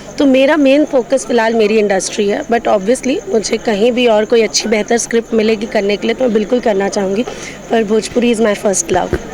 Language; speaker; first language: Hindi; non-native, local second language; Bhojpuri